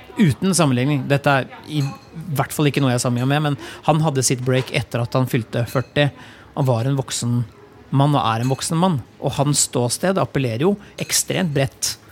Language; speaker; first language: Norwegian; native; Norwegian